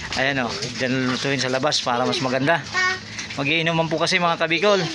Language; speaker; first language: Filipino; non-native, local second language; Bikol